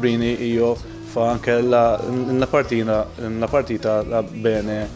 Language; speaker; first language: Italian; non-native, learner; Maltese